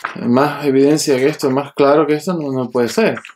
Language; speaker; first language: Spanish; early bilingual, heritage; Spanish